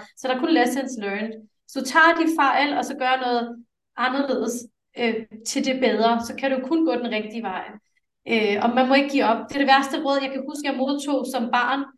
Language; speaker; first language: Danish; early bilingual, other home language; English